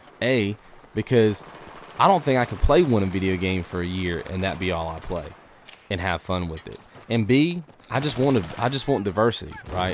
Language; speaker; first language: English; native; English